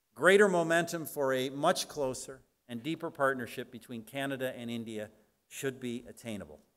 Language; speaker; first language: English; native; English